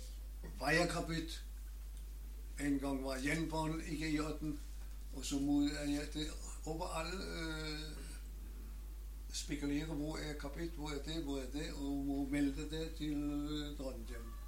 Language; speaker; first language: Norwegian; non-native, learner; German